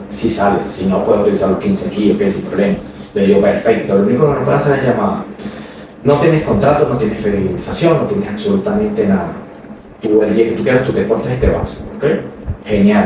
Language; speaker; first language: Spanish; native; Spanish